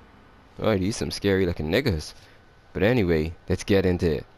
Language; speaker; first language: English; native; English